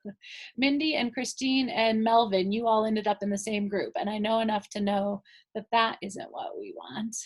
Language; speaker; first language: English; native; English